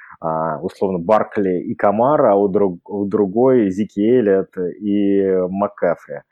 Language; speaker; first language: Russian; native; Russian